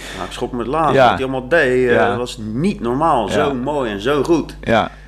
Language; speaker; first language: Dutch; native; Dutch